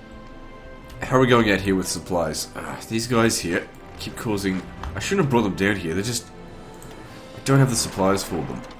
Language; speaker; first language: English; native; English